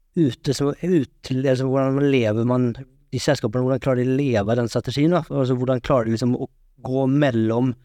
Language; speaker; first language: Swedish; non-native, fluent; Norwegian